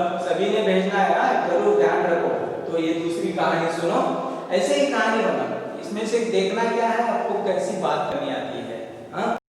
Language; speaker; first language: Hindi; non-native, local second language; Marathi